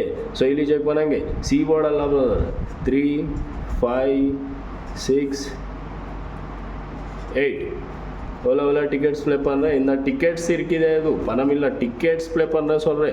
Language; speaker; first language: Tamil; non-native, local second language; Kannada